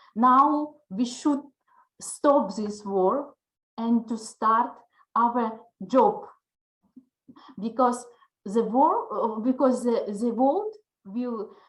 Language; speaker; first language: English; non-native, learner; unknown